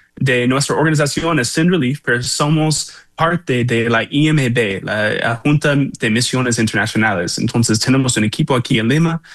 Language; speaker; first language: Spanish; non-native, learner; English